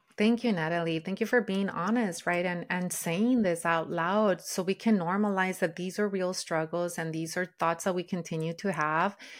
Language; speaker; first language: English; early bilingual, other home language; Spanish